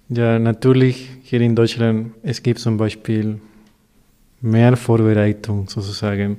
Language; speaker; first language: German; non-native, fluent; Spanish